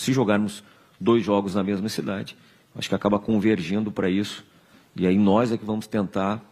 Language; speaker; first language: Portuguese; native; Portuguese